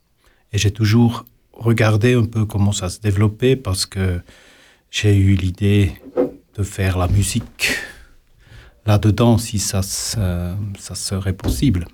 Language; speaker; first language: French; non-native, local second language; German